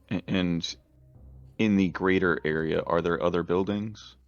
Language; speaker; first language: English; native; English